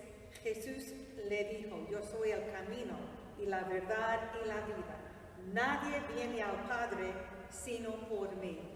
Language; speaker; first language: Spanish; non-native, fluent; English